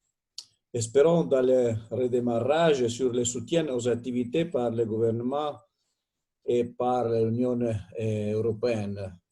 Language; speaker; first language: French; non-native, fluent; Italian